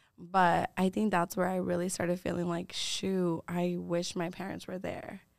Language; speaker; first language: English; early bilingual, other home language; Spanish